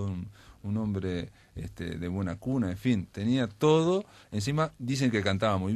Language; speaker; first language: Spanish; native; Spanish